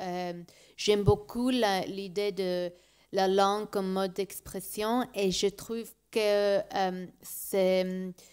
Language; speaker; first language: French; non-native, learner; Spanish